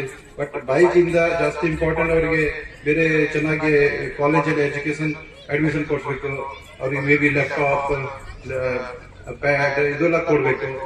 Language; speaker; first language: Kannada; non-native, fluent; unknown